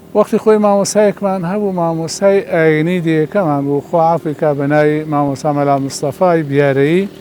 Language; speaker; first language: Central Kurdish; non-native, local second language; Gurani